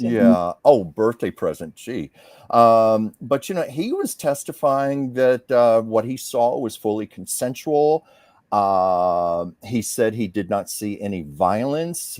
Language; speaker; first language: English; native; English